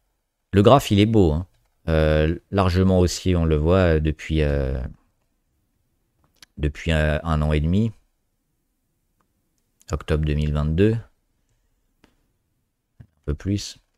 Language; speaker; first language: French; native; French